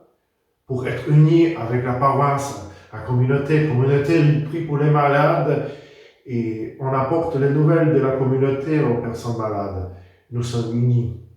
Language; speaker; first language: French; non-native, fluent; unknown